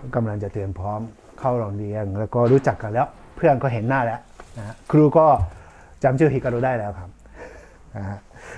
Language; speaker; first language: Thai; native; Thai